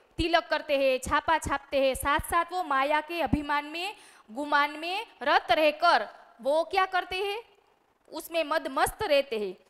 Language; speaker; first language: Hindi; non-native, local second language; Gujarati